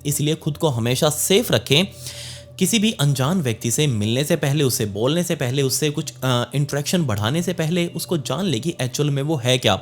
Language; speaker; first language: Hindi; native; Hindi